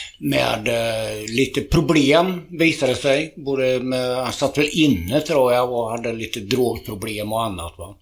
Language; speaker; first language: Swedish; native; Swedish